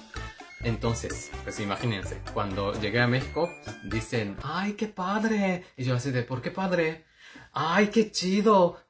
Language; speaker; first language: Spanish; non-native, fluent; Japanese